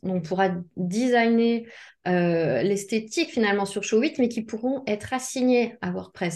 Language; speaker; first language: French; native; French